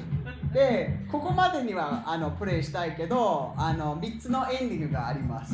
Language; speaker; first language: Japanese; non-native, fluent; English